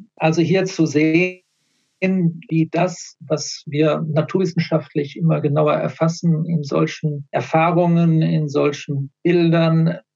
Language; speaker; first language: German; native; German